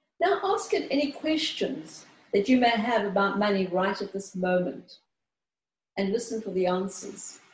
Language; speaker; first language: English; early bilingual, other home language; Greek